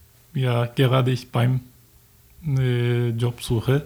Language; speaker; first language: German; non-native, learner; Turkish